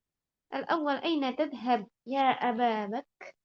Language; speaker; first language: Arabic; non-native, fluent; Indonesian